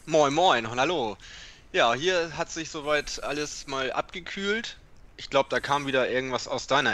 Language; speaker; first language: German; native; German